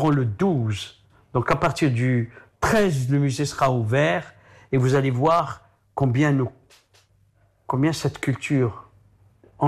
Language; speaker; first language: French; non-native, local second language; Arabic